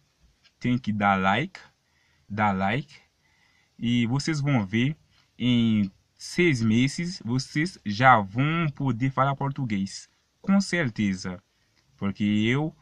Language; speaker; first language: Portuguese; non-native, fluent; Haitian Creole